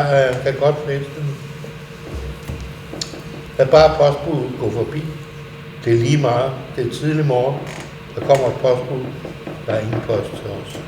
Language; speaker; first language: Danish; native; Danish